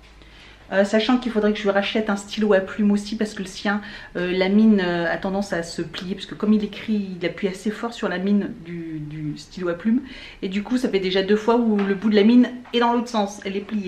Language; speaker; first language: French; native; French